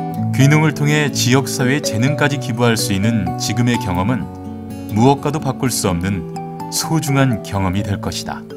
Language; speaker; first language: Korean; native; Korean